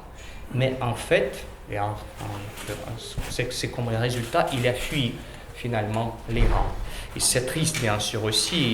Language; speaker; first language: French; non-native, learner; Russian